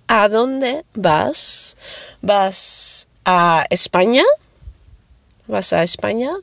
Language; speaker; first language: Spanish; non-native, fluent; Dutch